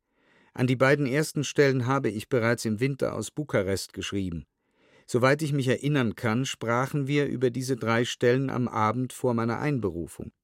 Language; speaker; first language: German; native; German